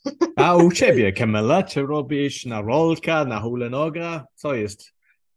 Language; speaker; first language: Polish; non-native, learner; English